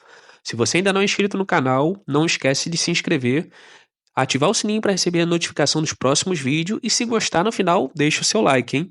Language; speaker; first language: Portuguese; native; Portuguese